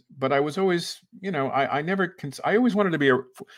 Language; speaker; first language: English; native; English